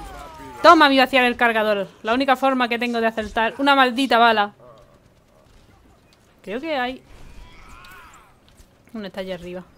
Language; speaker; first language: Spanish; native; Spanish